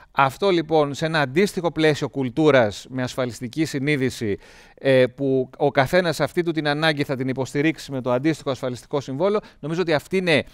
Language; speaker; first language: Greek; native; Greek